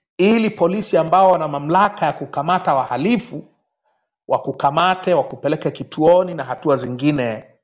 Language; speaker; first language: Swahili; non-native, local second language; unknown